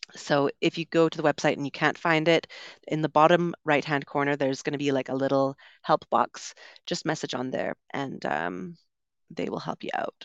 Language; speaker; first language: English; native; English